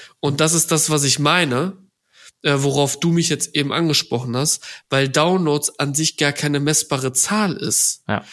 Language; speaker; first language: German; native; German